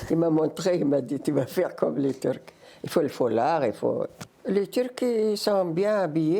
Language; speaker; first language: French; non-native, learner; Riffian